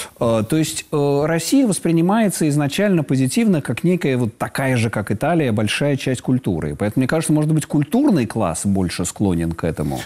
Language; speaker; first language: Russian; native; Russian